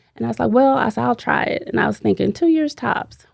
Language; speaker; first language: English; native; English